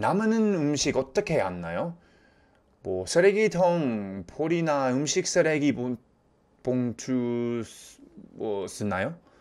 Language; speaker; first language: Korean; non-native, fluent; English